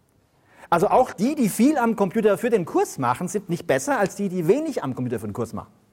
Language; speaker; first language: German; native; German